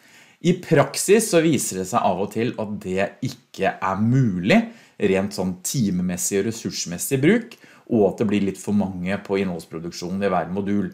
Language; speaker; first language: Norwegian; native; Norwegian